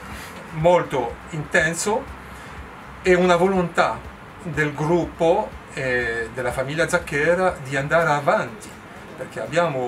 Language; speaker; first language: Italian; non-native, learner; French